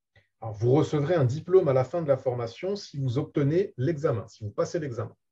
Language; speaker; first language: French; native; French